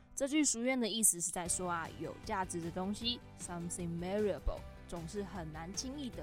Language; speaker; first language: Chinese; native; Chinese